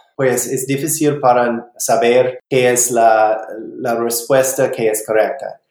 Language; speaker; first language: Spanish; non-native, learner; English